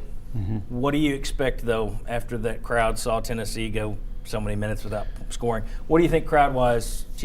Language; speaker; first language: English; native; English